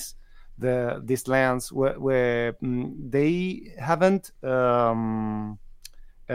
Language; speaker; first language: English; non-native, fluent; Spanish